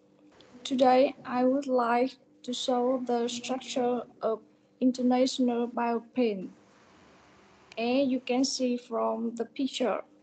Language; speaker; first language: English; non-native, learner; Vietnamese